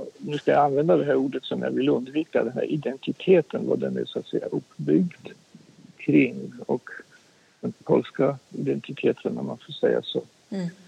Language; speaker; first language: Swedish; non-native, fluent; Polish